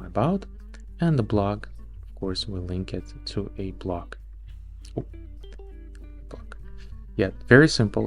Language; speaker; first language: English; non-native, fluent; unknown